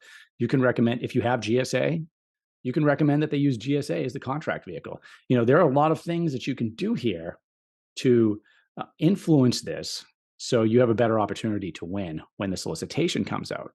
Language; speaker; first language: English; native; English